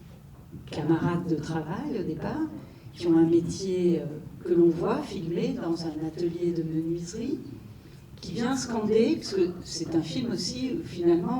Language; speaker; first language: French; native; French